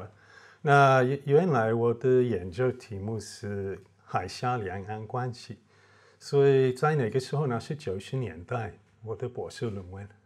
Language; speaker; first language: Chinese; non-native, fluent; English